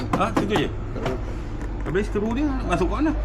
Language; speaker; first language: Malay; native; Malay